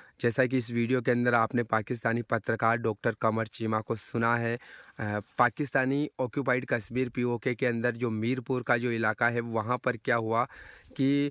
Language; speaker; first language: Hindi; native; Hindi